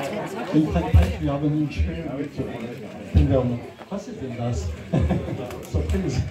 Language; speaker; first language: German; non-native, learner; French